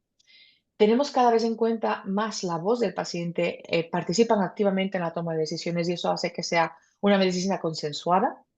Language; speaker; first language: Spanish; native; Spanish